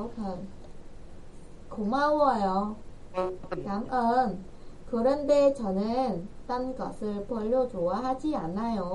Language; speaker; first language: Korean; non-native, fluent; Vietnamese